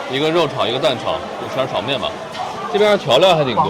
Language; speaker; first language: Chinese; native; Chinese